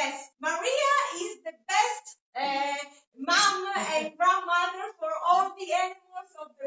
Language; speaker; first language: English; non-native, fluent; Italian